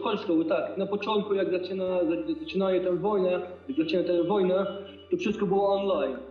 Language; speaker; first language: Polish; non-native, fluent; Arabic